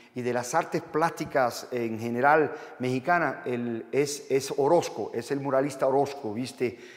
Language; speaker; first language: Spanish; native; Spanish